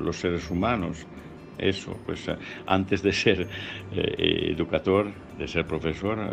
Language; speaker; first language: Spanish; non-native, learner; Italian